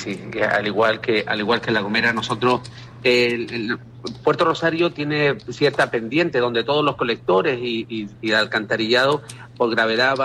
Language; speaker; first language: Spanish; native; Spanish